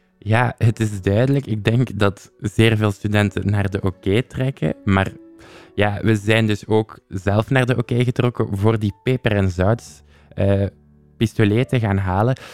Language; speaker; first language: Dutch; native; Dutch